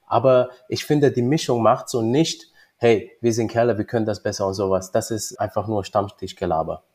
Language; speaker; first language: German; early bilingual, other home language; Romanian